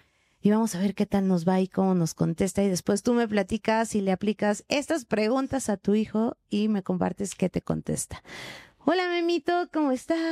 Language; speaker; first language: Spanish; native; Spanish